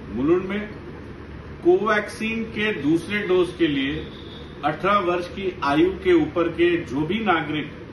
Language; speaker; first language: Hindi; non-native, local second language; Gujarati